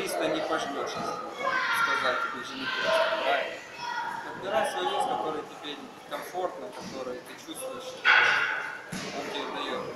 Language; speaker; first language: Russian; native; Russian